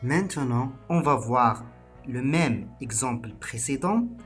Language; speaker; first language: French; non-native, local second language; Arabic